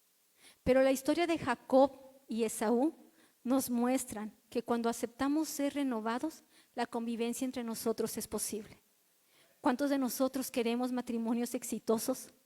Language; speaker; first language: Spanish; native; Spanish